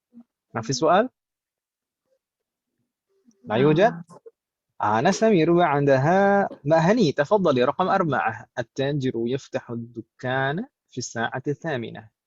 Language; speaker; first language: Arabic; non-native, fluent; Indonesian